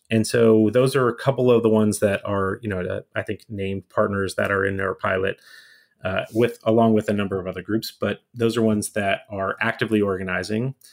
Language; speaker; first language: English; native; English